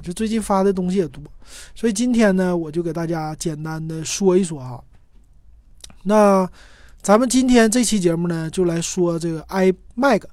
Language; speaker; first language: Chinese; native; Chinese